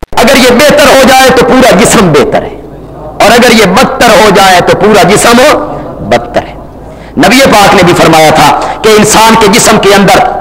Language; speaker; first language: Urdu; non-native, local second language; Punjabi